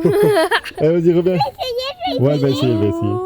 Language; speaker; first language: French; native; French